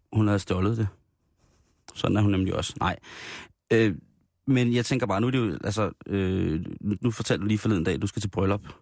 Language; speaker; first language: Danish; native; Danish